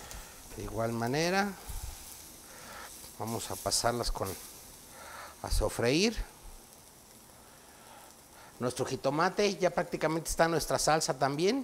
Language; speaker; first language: Spanish; native; Spanish